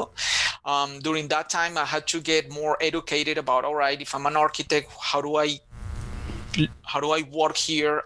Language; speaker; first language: English; non-native, fluent; Spanish